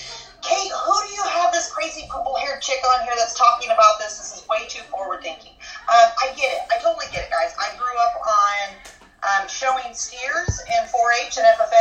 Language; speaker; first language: English; native; English